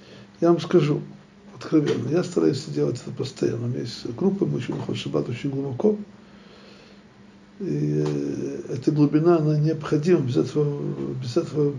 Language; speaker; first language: Russian; native; Russian